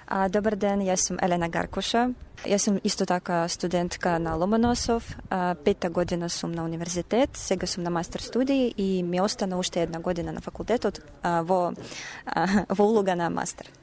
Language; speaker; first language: Macedonian; non-native, fluent; Russian